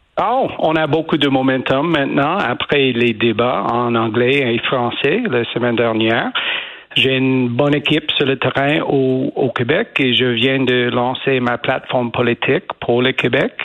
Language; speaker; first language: French; non-native, learner; English